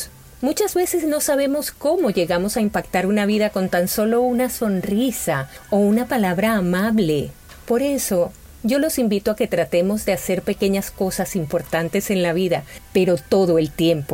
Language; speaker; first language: Spanish; native; Spanish